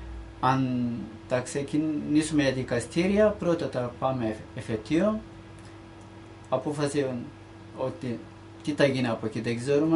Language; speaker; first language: Greek; non-native, learner; Turkish